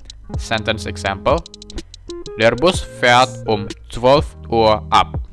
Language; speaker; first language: German; non-native, learner; Indonesian